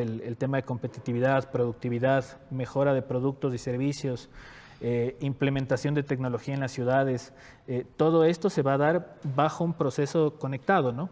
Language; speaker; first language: Spanish; native; Spanish